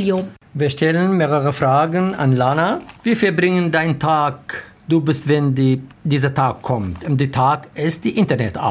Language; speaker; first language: German; non-native, learner; Arabic